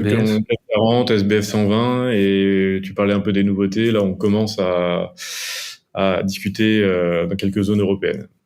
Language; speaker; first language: French; native; French